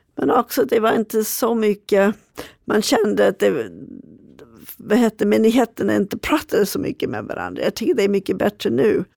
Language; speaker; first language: Swedish; non-native, fluent; English